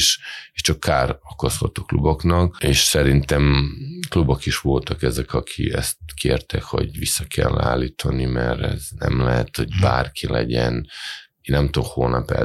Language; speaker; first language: Hungarian; non-native, fluent; Serbian